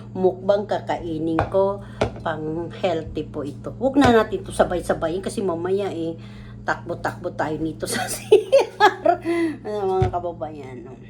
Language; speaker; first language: Filipino; native; Filipino